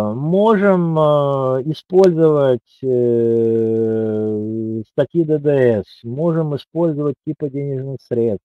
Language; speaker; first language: Russian; native; Russian